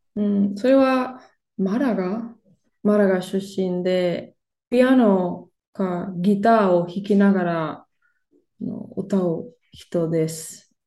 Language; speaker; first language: Japanese; non-native, fluent; Spanish